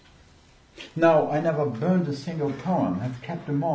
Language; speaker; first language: English; non-native, fluent; Luxembourgish